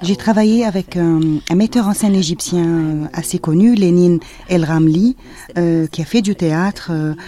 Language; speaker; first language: French; non-native, fluent; Arabic